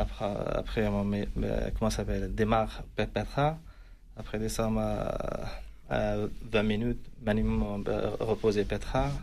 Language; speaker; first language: French; non-native, learner; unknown